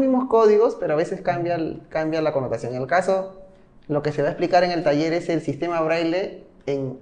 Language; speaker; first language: Spanish; native; Spanish